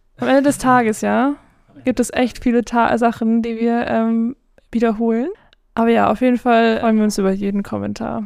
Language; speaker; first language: German; non-native, fluent; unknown